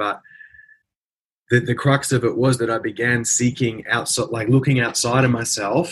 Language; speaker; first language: English; native; English